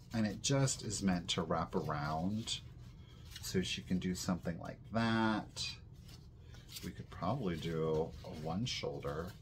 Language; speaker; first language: English; native; English